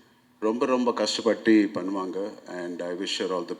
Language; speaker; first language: Tamil; non-native, local second language; Telugu